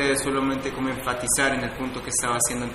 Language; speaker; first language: Spanish; native; Spanish